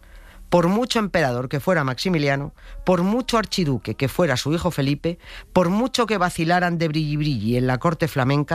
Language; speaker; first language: Spanish; native; Spanish